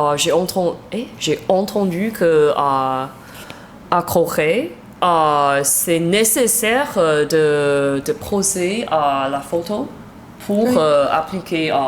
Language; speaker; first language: French; non-native, learner; Chinese